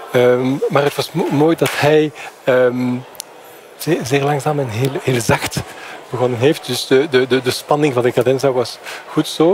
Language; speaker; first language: Dutch; non-native, fluent; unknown